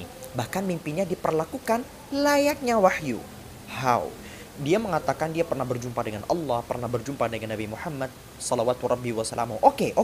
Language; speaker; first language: Indonesian; native; Indonesian